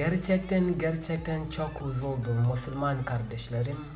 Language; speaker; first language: Turkish; non-native, learner; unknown